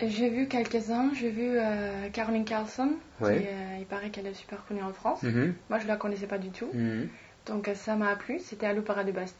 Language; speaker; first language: French; non-native, fluent; Swedish